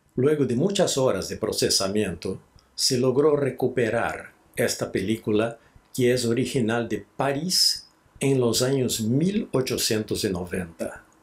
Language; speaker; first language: Spanish; non-native, fluent; Portuguese